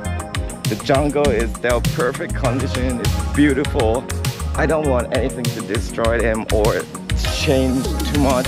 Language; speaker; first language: English; non-native, fluent; Japanese